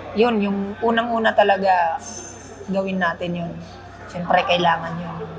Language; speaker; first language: Filipino; non-native, local second language; Waray